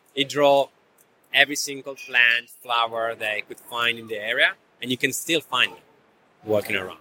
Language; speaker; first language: English; non-native, fluent; Italian